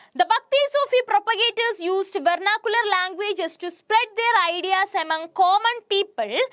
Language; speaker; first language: English; non-native, local second language; Malayalam